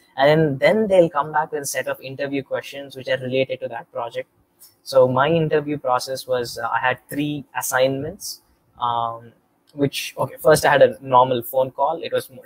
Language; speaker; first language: English; non-native, local second language; Telugu